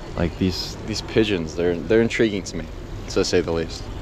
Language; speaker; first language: English; native; English